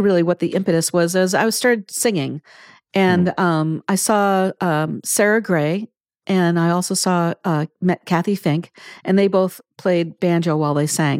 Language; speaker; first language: English; native; English